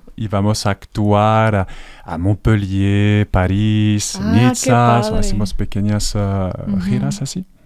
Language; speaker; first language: Spanish; non-native, fluent; French